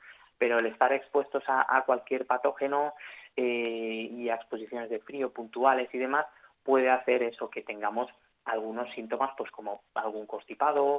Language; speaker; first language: Spanish; native; Spanish